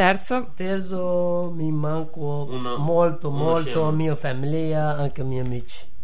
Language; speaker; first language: Italian; non-native, learner; Punjabi